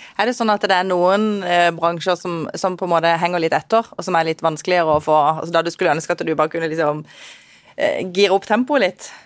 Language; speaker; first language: Norwegian; native; Norwegian